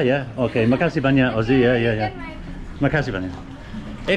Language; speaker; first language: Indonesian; non-native, learner; English